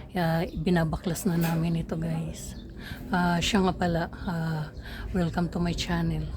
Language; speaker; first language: Filipino; native; Filipino